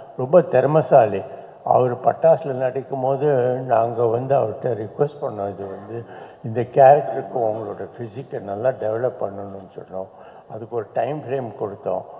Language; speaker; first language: Tamil; native; Tamil